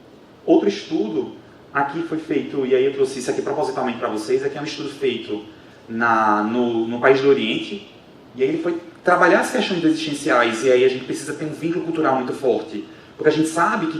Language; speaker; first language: Portuguese; native; Portuguese